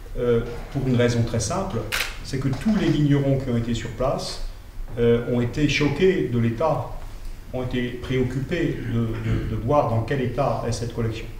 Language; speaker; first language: French; native; French